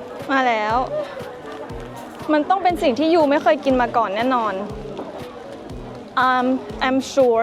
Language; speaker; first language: Thai; native; Thai